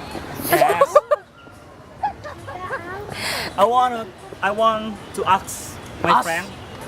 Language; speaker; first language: English; non-native, learner; Indonesian